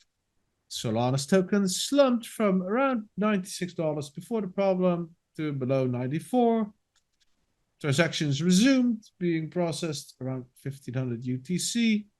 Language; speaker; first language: English; non-native, fluent; Dutch